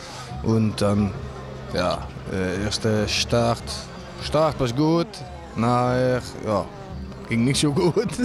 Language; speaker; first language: German; non-native, learner; Dutch